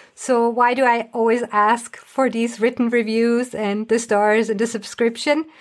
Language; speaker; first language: English; non-native, fluent; German